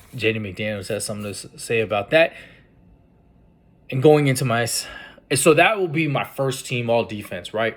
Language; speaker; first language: English; native; English